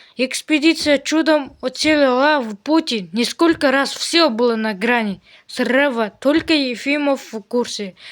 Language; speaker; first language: Russian; non-native, local second language; Kazakh